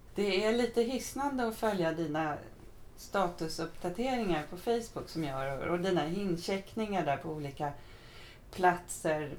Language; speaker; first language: Swedish; native; Swedish